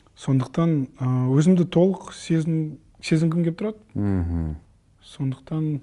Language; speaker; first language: Kazakh; non-native, local second language; Russian